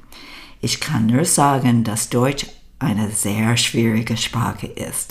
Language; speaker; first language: German; non-native, learner; English